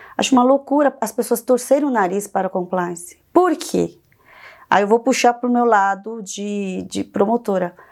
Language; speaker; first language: Portuguese; early bilingual, other home language; Korean